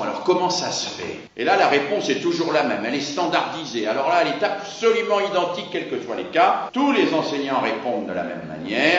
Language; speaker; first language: French; native; French